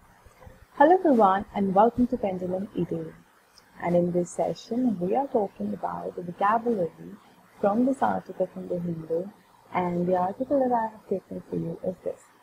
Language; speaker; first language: English; non-native, local second language; Hindi